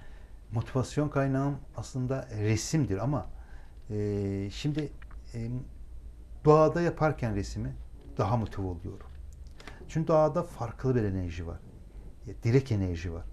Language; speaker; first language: Turkish; non-native, local second language; Azerbaijani